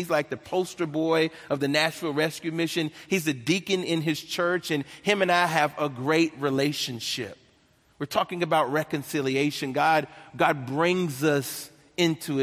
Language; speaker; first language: English; native; English